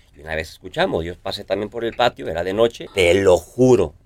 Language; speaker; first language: Spanish; native; Spanish